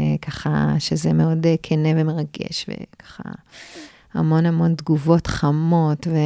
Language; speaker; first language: Hebrew; native; Hebrew